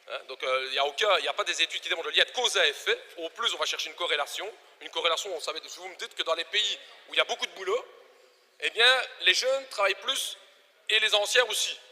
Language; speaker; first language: French; native; French